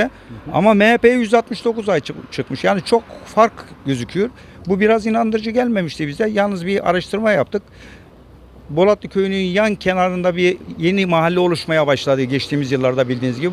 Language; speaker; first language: Turkish; native; Turkish